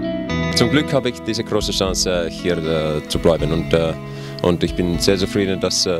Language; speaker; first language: German; non-native, learner; Finnish